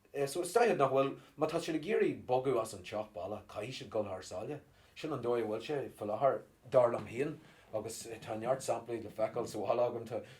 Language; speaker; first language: Irish; non-native, local second language; English